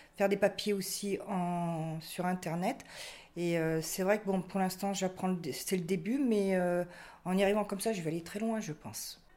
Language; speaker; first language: French; native; French